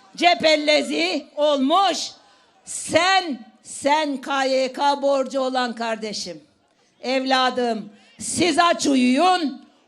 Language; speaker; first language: Turkish; native; Turkish